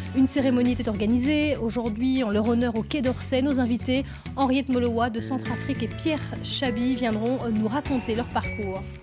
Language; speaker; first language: French; native; French